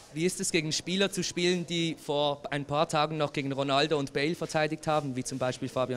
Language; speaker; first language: German; native; German